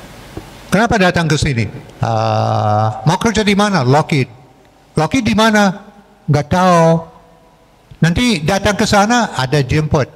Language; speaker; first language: Indonesian; non-native, fluent; English